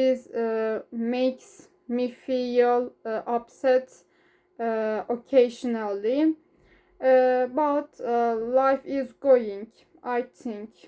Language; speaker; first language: English; non-native, learner; Turkish